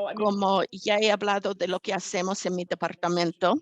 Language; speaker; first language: Spanish; non-native, fluent; English